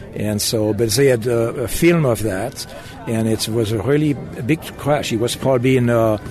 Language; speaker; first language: English; non-native, fluent; German